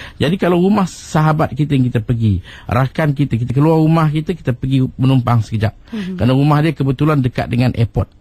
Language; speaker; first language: Malay; native; Malay